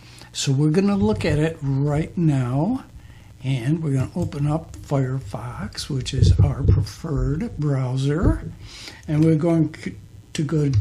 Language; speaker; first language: English; native; English